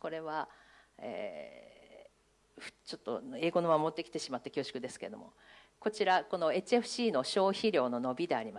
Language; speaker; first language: Japanese; native; Japanese